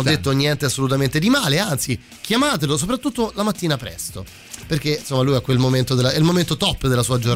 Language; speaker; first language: Italian; native; Italian